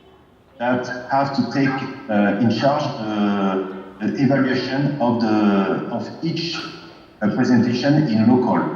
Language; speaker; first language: English; non-native, fluent; French